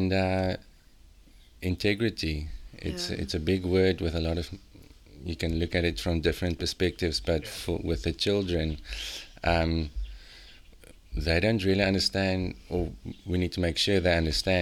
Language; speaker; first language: English; non-native, local second language; Afrikaans